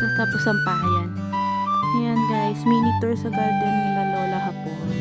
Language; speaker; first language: Filipino; native; Filipino